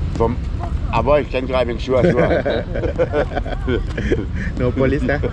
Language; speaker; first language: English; non-native, learner; German